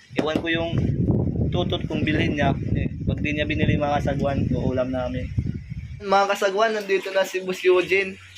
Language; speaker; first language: Filipino; native; Filipino